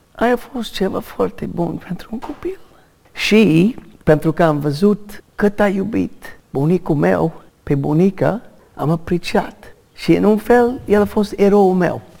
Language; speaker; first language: Romanian; non-native, learner; English